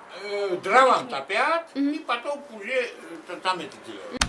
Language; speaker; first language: Russian; non-native, fluent; Georgian